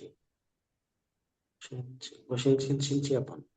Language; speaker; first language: Chinese; non-native, learner; Bangla